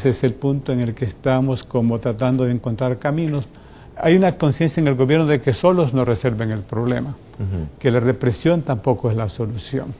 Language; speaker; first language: Spanish; native; Spanish